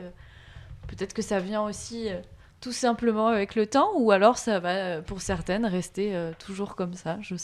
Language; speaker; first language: French; native; French